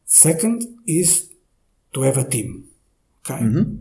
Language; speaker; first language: English; non-native, fluent; Portuguese